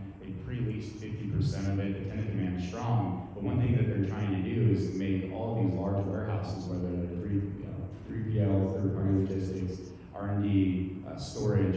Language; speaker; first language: English; native; English